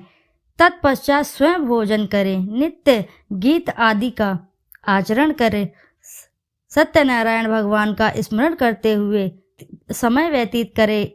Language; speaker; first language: Hindi; native; Hindi